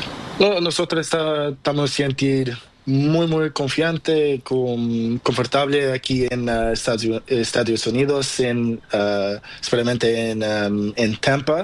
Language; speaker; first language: Spanish; non-native, learner; Portuguese